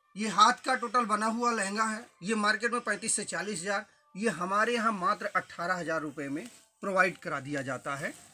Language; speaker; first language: Hindi; native; Hindi